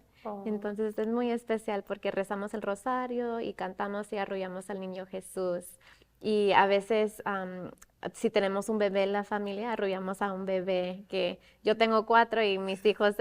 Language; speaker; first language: Spanish; early bilingual, other home language; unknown